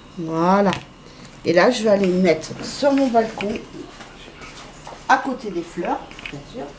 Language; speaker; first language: French; native; French